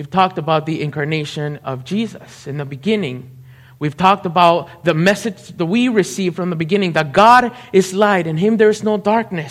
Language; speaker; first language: English; non-native, fluent; Spanish